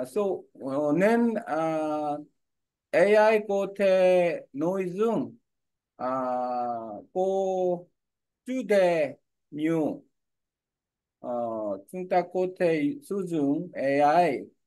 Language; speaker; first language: Vietnamese; non-native, learner; Korean